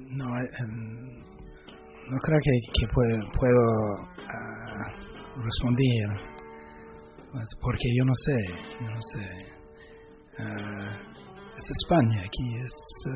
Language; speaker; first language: Spanish; non-native, learner; English